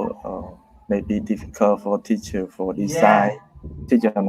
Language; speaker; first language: English; non-native, learner; Khmer